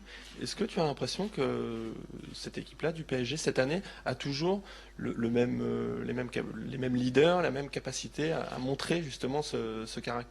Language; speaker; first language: French; native; French